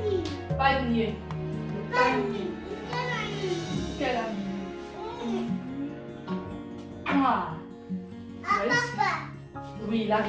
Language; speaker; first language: French; native; French